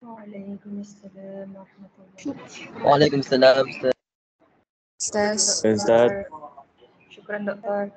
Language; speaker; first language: Arabic; non-native, learner; Malay